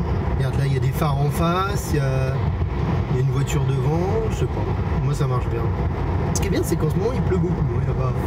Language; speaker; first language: French; native; French